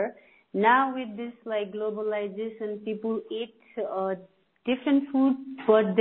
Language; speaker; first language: English; non-native, local second language; Nepali